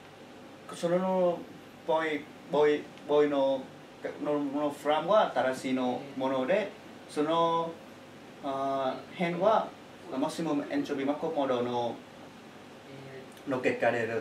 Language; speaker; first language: Japanese; non-native, learner; Chinese